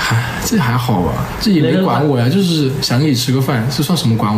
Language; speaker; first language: Chinese; native; Chinese